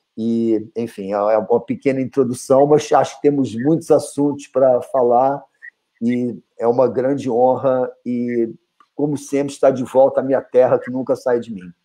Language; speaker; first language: Portuguese; native; Portuguese